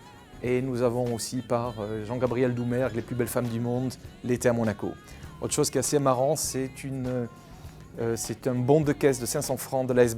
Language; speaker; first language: French; native; French